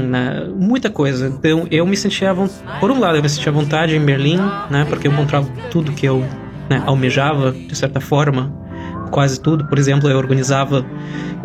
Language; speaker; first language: Portuguese; non-native, fluent; Russian